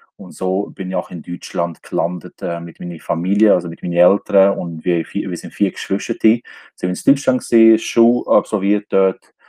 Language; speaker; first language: German; non-native, fluent; Albanian